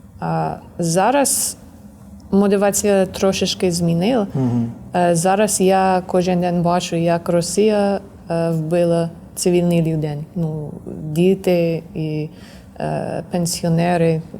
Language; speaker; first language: Ukrainian; non-native, learner; English